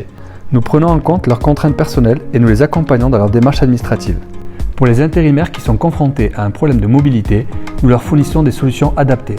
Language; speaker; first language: French; native; French